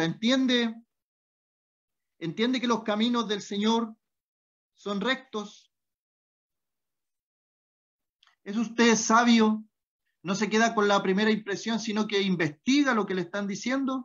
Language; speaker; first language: Spanish; native; Spanish